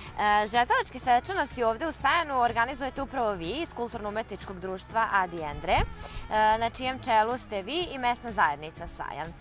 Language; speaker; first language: Serbian; native; Serbian